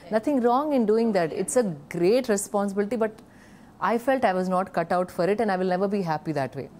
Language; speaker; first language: English; non-native, local second language; Telugu